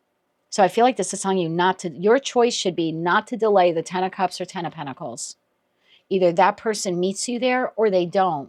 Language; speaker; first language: English; native; English